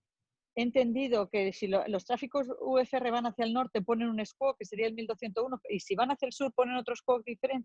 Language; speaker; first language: Spanish; native; Spanish